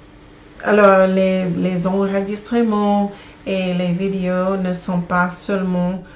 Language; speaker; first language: French; non-native, learner; English